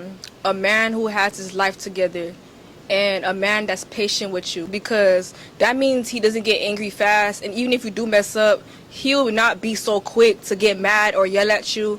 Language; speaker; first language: English; native; English